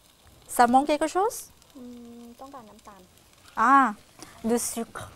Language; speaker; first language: French; non-native, fluent; Thai